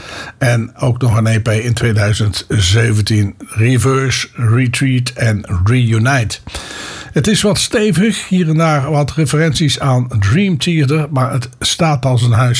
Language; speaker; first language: Dutch; native; Dutch